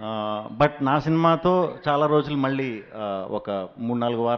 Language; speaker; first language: Telugu; native; Telugu